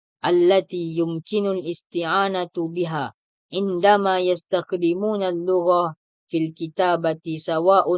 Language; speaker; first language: Arabic; non-native, learner; Indonesian